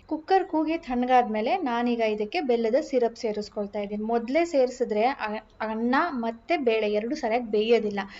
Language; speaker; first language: Kannada; non-native, local second language; Marathi